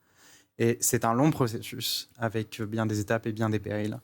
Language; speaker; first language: French; native; French